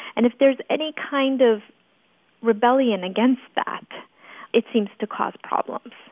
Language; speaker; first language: English; early bilingual, other home language; Persian